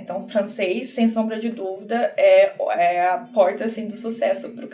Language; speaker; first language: Portuguese; native; Portuguese